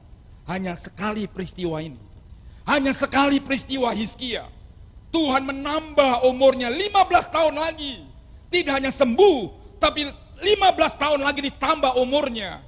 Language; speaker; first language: Indonesian; non-native, local second language; Javanese